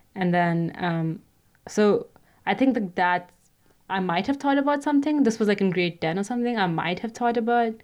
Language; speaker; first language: English; non-native, local second language; Hindi